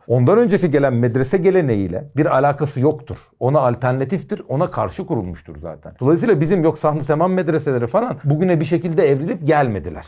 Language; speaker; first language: Turkish; native; Turkish